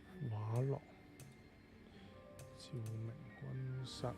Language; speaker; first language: Chinese; native; Chinese